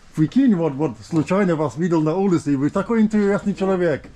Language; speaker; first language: Russian; non-native, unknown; English